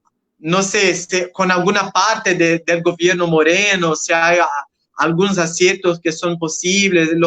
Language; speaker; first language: Spanish; non-native, learner; Portuguese